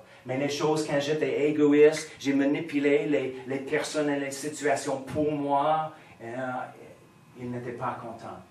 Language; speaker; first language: French; non-native, fluent; English